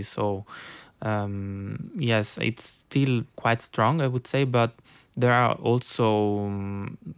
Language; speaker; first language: English; non-native, fluent; Italian